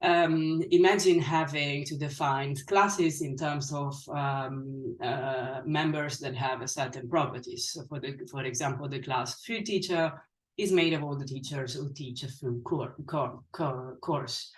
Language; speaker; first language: English; non-native, fluent; Italian